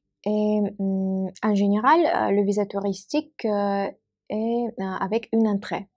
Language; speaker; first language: French; non-native, fluent; Russian